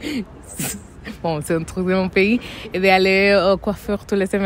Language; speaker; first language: French; non-native, fluent; Spanish